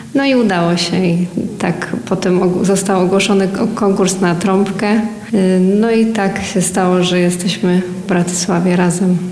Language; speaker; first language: Polish; native; Polish